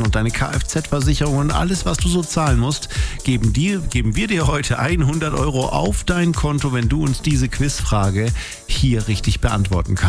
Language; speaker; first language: German; native; German